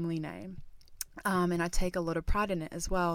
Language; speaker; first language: English; non-native, fluent; Japanese